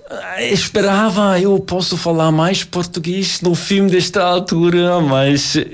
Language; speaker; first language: Portuguese; non-native, learner; German